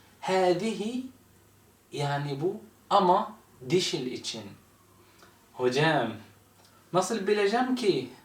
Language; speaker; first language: Turkish; non-native, fluent; Arabic